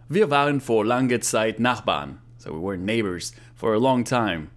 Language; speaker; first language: English; non-native, fluent; Japanese